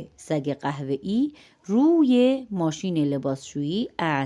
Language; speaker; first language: Persian; non-native, fluent; Urdu